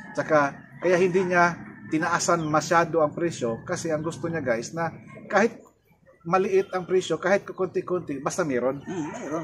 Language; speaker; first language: Filipino; non-native, local second language; Cebuano